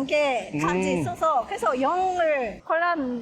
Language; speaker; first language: Korean; non-native, fluent; Japanese